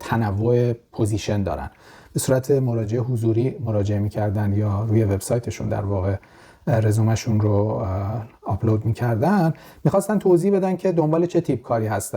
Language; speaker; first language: Persian; native; Persian